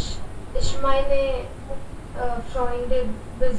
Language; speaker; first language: German; non-native, learner; Hindi